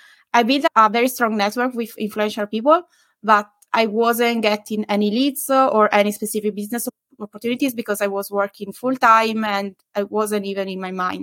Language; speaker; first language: English; non-native, fluent; Italian